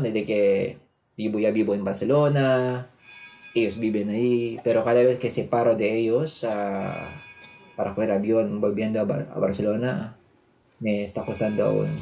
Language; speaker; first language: Spanish; non-native, fluent; Filipino